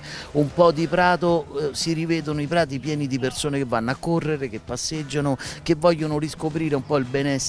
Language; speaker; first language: Italian; native; Italian